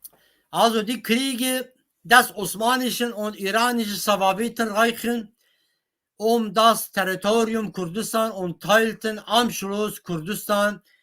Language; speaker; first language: German; non-native, fluent; Kurdish